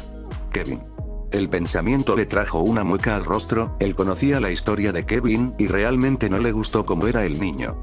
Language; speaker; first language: Spanish; native; Spanish